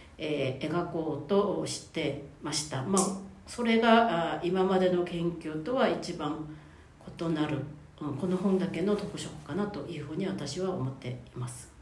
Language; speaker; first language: Japanese; non-native, fluent; Korean